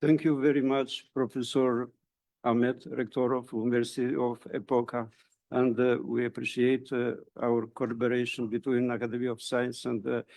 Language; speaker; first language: English; non-native, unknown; Albanian